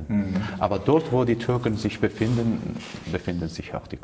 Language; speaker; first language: German; non-native, fluent; Kurdish